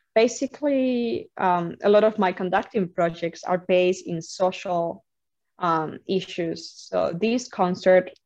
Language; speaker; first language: English; non-native, fluent; Spanish